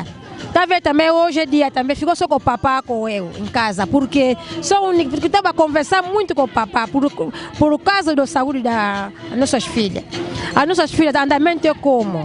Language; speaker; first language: Portuguese; non-native, local second language; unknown